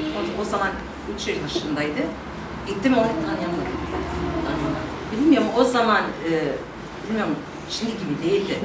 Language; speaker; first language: Turkish; non-native, fluent; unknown